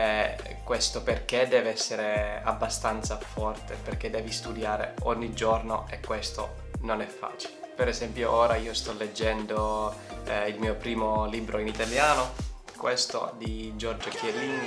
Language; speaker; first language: Italian; non-native, learner; Finnish